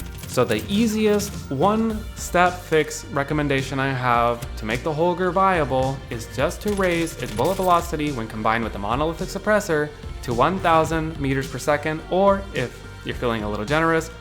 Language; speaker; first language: English; native; English